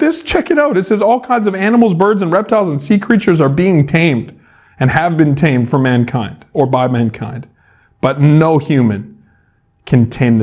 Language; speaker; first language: English; native; English